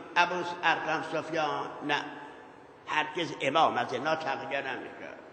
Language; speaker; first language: Persian; non-native, local second language; Azerbaijani